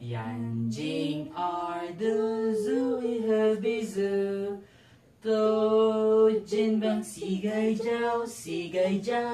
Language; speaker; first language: Chinese; non-native, learner; Cebuano